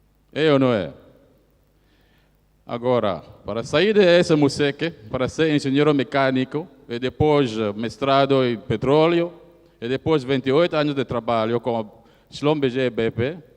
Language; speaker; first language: Portuguese; non-native, fluent; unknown